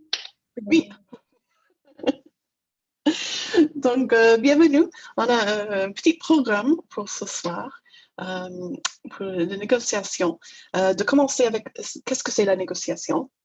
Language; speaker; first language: French; non-native, fluent; English